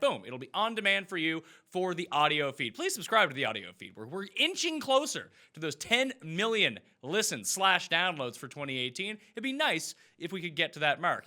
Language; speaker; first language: English; native; English